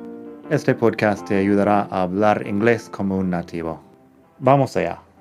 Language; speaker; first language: Spanish; non-native, fluent; English